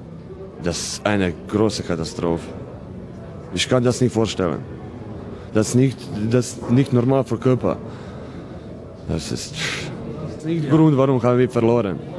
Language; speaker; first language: German; non-native, fluent; Croatian